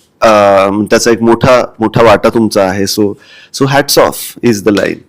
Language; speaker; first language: Marathi; native; Marathi